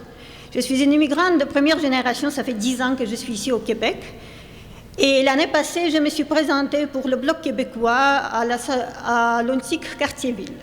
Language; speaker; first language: French; non-native, fluent; Armenian